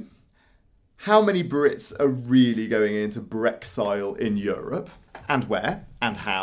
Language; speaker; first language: English; native; English